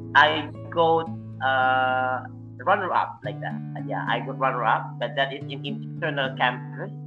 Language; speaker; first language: English; non-native, fluent; Indonesian